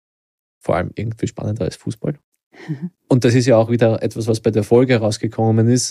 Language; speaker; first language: German; native; German